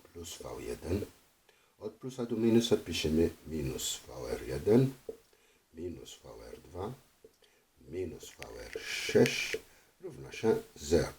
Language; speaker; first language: Polish; non-native, fluent; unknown